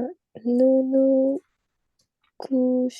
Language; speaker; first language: French; non-native, learner; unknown